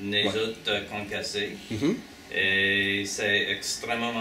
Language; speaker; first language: French; non-native, learner; English